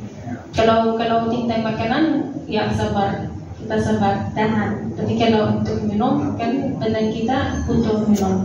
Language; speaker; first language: Indonesian; non-native, fluent; Arabic